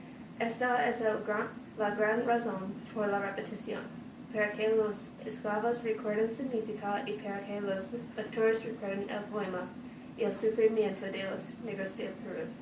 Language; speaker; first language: Spanish; non-native, learner; English